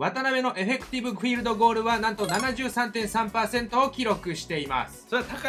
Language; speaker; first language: Japanese; native; Japanese